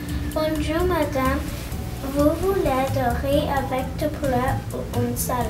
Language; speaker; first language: French; non-native, learner; English